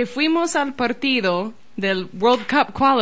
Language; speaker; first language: Spanish; non-native, learner; English